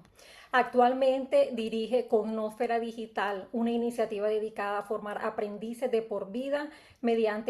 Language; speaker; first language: Spanish; native; Spanish